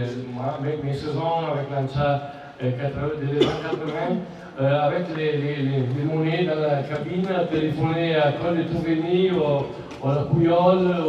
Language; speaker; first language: French; non-native, fluent; Italian